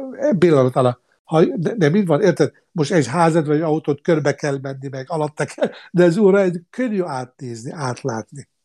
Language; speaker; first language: Hungarian; non-native, fluent; Arabic